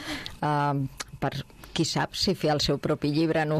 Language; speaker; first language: Catalan; native; Catalan